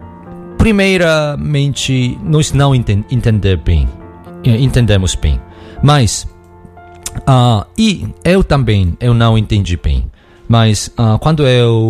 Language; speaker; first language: Portuguese; non-native, learner; Korean